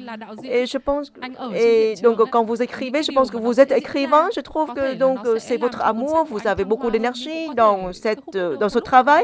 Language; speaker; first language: French; non-native, fluent; Vietnamese